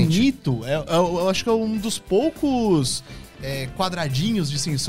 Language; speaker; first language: Portuguese; native; Portuguese